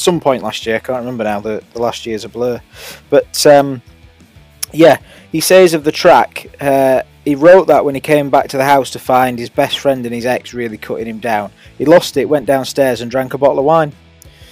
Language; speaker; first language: English; native; English